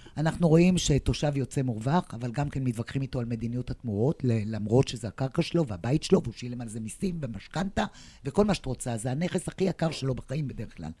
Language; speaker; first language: Hebrew; native; Hebrew